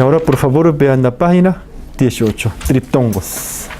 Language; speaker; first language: Spanish; non-native, fluent; Korean